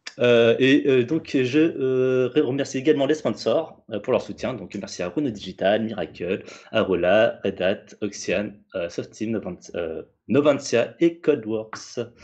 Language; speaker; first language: French; native; French